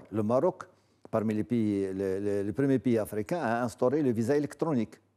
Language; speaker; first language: French; non-native, local second language; Arabic